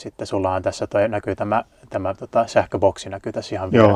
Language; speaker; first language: Finnish; native; Finnish